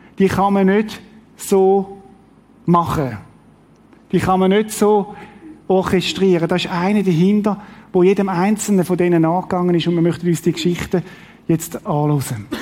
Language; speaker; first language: German; native; German